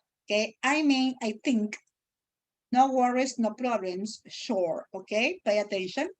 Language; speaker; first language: English; non-native, fluent; Spanish